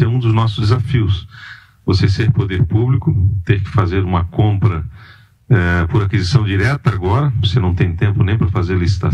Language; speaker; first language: Portuguese; native; Portuguese